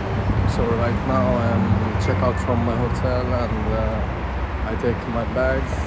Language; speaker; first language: English; non-native, learner; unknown